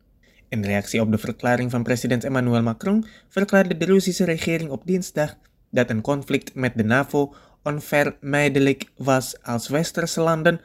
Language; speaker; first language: Dutch; non-native, fluent; Indonesian